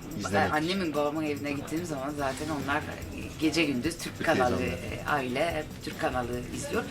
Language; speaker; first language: Turkish; early bilingual, heritage; Turkish